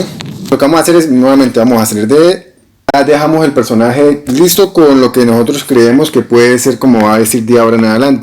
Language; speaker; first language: Spanish; native; Spanish